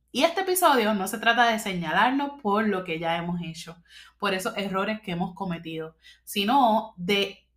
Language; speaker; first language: Spanish; native; Spanish